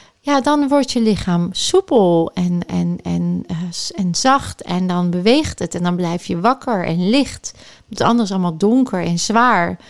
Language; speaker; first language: Dutch; native; Dutch